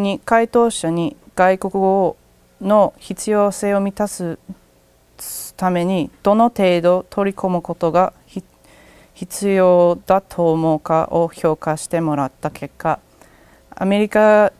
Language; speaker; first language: Japanese; non-native, learner; English